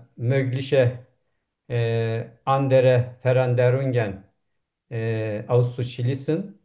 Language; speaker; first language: German; non-native, learner; Turkish